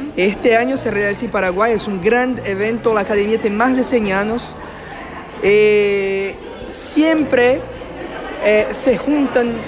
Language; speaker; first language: Spanish; non-native, fluent; Portuguese